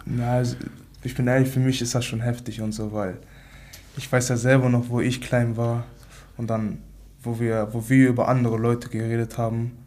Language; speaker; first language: German; native; German